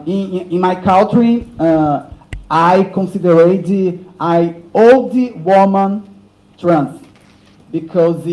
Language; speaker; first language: English; non-native, learner; Portuguese